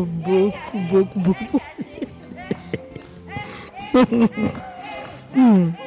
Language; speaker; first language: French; non-native, learner; Portuguese